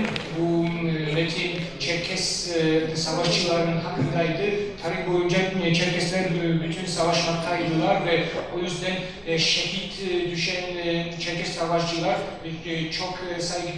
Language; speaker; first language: Turkish; non-native, fluent; Georgian